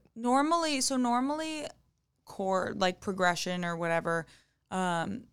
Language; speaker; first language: English; native; English